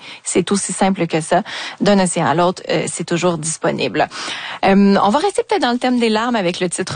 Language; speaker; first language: French; native; French